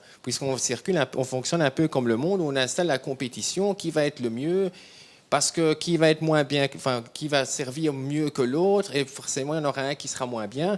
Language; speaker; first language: French; native; French